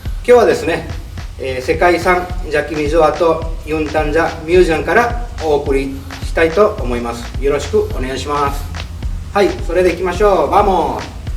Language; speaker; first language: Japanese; early bilingual, heritage; Spanish